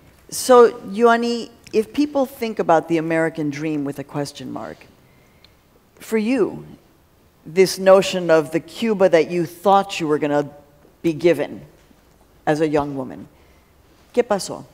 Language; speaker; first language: English; early bilingual, other home language; Spanish